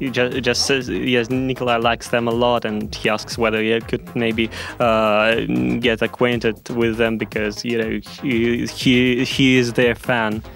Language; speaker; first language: English; non-native, fluent; Russian